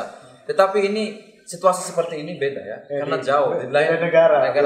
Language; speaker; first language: Indonesian; non-native, learner; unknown